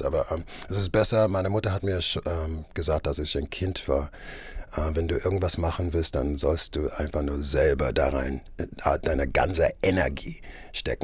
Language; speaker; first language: German; non-native, fluent; English